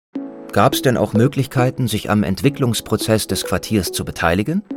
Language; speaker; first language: German; native; German